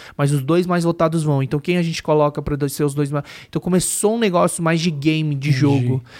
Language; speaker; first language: Portuguese; native; Portuguese